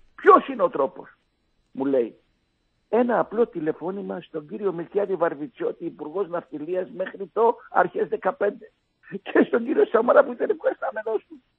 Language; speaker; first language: Greek; non-native, fluent; Arabic